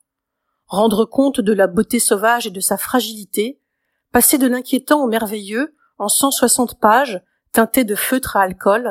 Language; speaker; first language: French; native; French